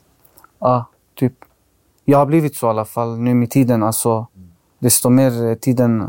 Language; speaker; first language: Swedish; early bilingual, other home language; Arabic